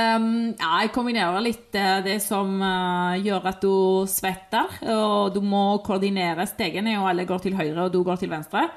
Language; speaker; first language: Norwegian; non-native, fluent; Spanish